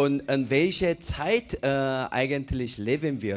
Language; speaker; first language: German; non-native, fluent; Korean